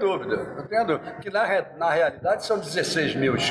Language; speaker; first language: Portuguese; native; Portuguese